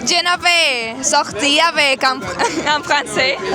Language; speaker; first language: French; non-native, learner; Spanish